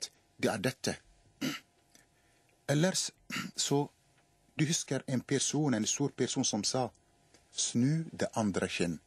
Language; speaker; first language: Norwegian; non-native, fluent; Arabic